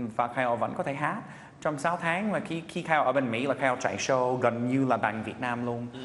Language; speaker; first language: Vietnamese; non-native, fluent; English